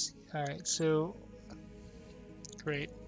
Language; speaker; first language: English; native; English